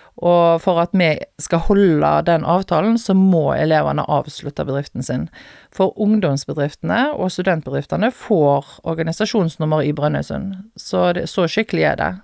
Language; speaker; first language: Norwegian; native; Norwegian